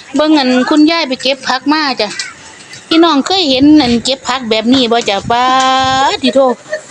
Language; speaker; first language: Thai; native; Thai